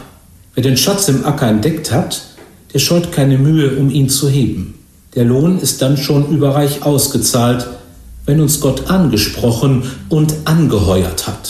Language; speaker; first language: German; native; German